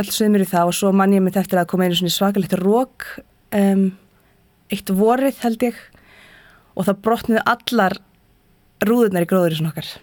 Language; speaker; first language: Icelandic; native; Icelandic